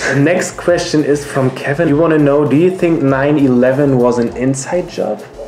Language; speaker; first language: English; non-native, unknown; German